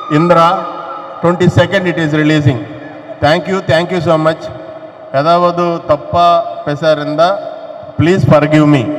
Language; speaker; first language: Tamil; non-native, learner; Telugu